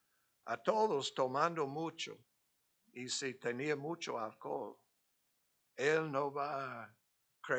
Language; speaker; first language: Spanish; non-native, fluent; English